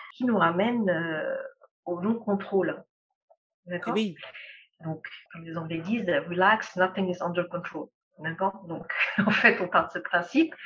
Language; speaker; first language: French; non-native, local second language; Arabic